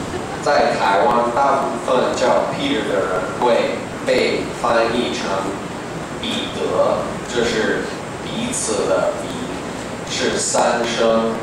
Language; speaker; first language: Chinese; non-native, fluent; English